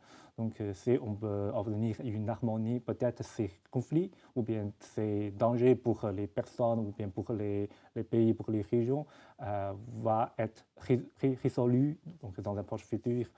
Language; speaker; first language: French; non-native, fluent; Chinese